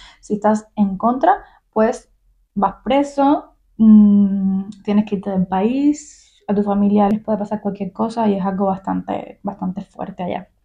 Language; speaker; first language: Spanish; native; Spanish